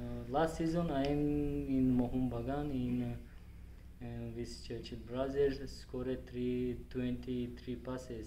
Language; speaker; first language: English; non-native, learner; Tajik